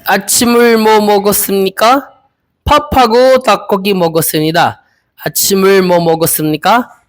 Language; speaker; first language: Korean; non-native, learner; Filipino